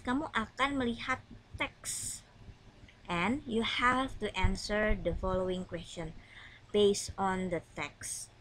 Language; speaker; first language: English; non-native, fluent; Indonesian